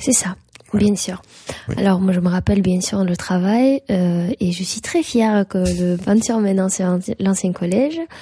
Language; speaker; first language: French; non-native, fluent; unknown